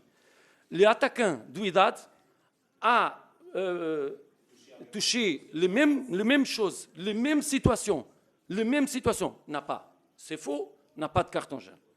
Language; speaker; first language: French; non-native, learner; Portuguese